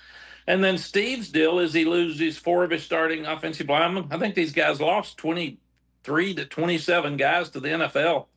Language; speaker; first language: English; native; English